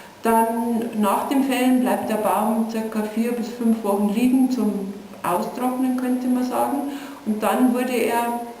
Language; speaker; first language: German; native; German